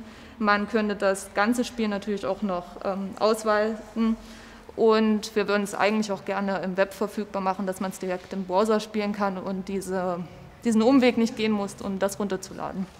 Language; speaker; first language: German; native; German